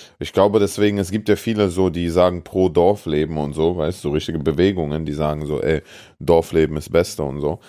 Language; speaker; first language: German; early bilingual, other home language; Russian